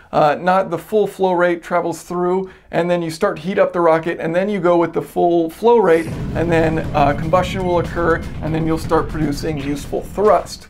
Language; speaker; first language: English; native; English